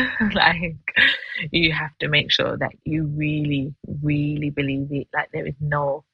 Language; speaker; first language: English; native; English